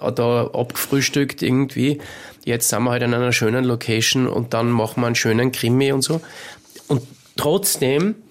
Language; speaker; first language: German; native; German